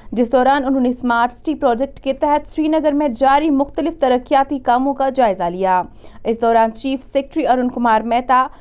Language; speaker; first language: Urdu; non-native, local second language; Kashmiri